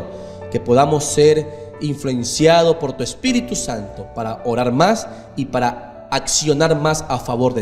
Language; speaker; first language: Spanish; native; Spanish